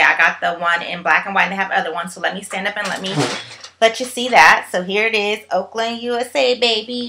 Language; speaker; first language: English; native; English